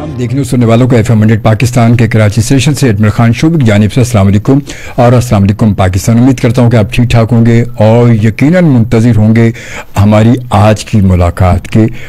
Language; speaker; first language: Urdu; native; Urdu